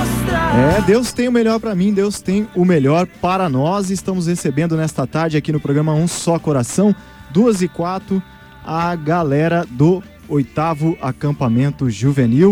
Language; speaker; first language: Portuguese; native; Portuguese